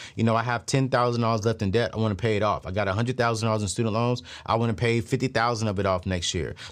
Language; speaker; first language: English; native; English